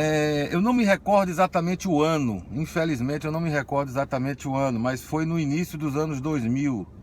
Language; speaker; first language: Portuguese; native; Portuguese